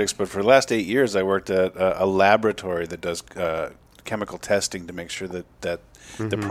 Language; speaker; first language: English; native; English